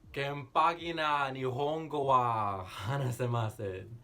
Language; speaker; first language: Japanese; non-native, learner; English